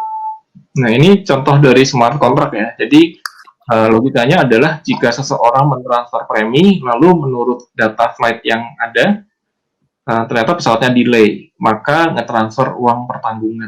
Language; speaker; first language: Indonesian; native; Indonesian